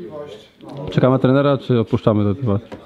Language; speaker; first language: Polish; native; Polish